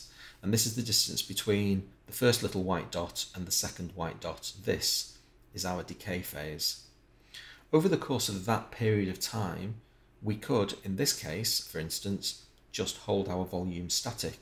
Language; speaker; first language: English; native; English